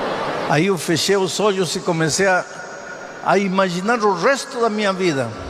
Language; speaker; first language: Portuguese; non-native, fluent; Spanish